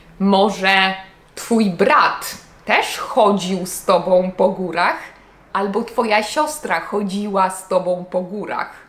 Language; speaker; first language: Polish; native; Polish